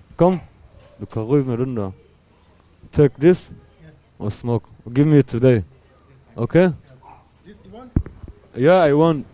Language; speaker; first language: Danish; non-native, learner; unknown